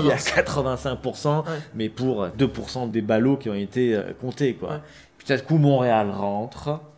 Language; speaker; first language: French; non-native, local second language; Arabic